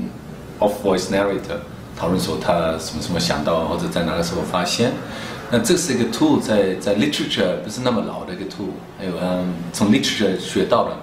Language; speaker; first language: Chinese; early bilingual, heritage; German